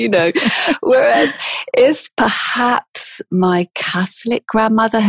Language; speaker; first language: English; native; English